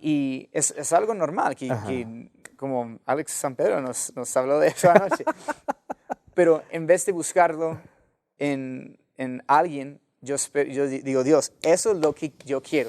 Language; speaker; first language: Spanish; non-native, fluent; English